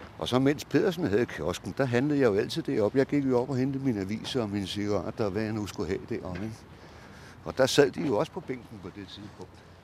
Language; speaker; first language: Danish; native; Danish